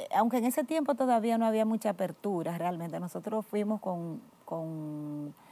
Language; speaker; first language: Spanish; native; Spanish